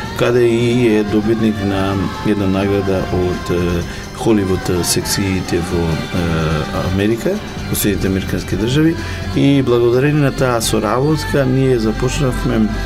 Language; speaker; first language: Macedonian; non-native, local second language; Romany